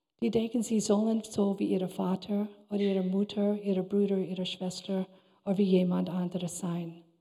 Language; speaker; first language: German; non-native, fluent; English